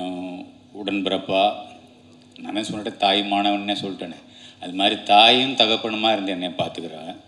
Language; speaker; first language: Tamil; native; Tamil